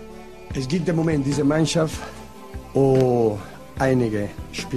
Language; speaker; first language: German; non-native, learner; Italian